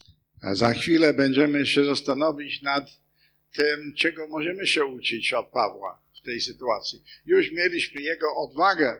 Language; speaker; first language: Polish; non-native, fluent; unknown